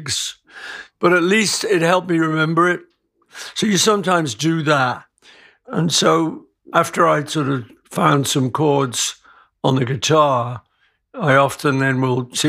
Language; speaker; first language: English; native; English